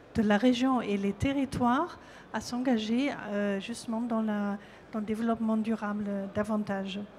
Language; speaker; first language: French; non-native, fluent; German